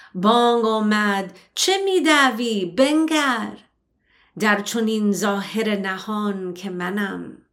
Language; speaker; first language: Persian; early bilingual, heritage; Persian